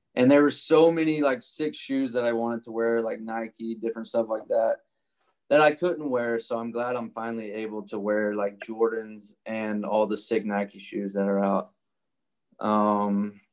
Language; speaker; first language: English; native; English